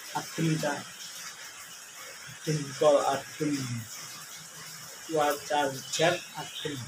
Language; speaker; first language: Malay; non-native, local second language; Javanese